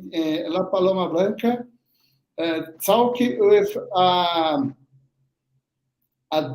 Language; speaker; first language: Spanish; non-native, learner; Portuguese